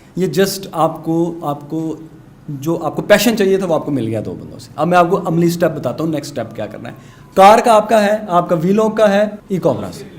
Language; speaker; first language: Urdu; non-native, local second language; Punjabi